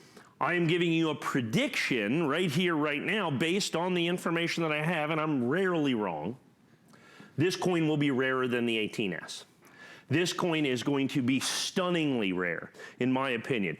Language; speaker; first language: English; native; English